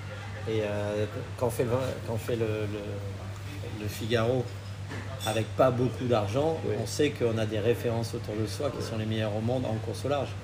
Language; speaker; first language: French; native; French